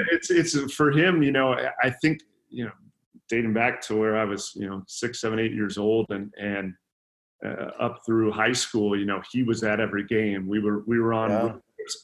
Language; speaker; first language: English; native; English